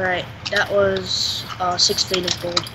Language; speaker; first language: English; native; English